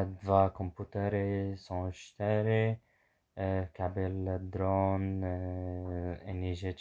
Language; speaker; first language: Polish; non-native, learner; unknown